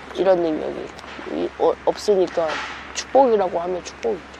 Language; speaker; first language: Korean; native; Korean